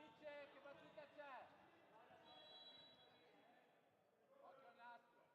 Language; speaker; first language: Italian; native; Italian